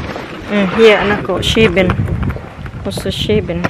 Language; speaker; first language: German; non-native, learner; Filipino